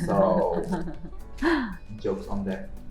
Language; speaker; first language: English; non-native, local second language; Indonesian